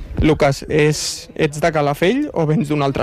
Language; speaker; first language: Catalan; native; Catalan